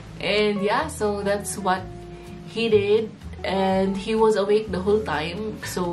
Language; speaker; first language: English; non-native, local second language; Filipino